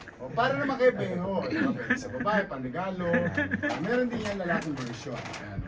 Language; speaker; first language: Filipino; native; Filipino